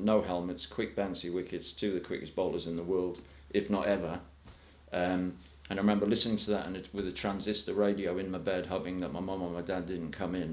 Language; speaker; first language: English; native; English